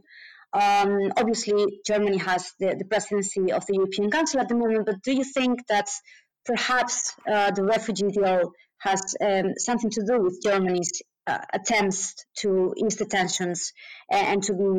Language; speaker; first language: English; non-native, fluent; Spanish